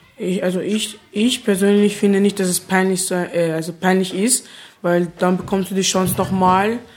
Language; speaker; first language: German; early bilingual, other home language; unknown